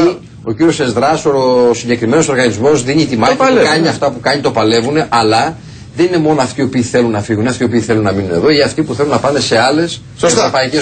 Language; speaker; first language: Greek; native; Greek